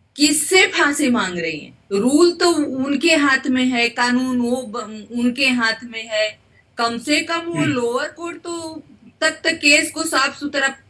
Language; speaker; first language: Hindi; native; Hindi